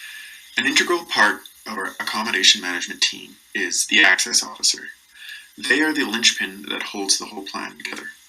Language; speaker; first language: English; native; English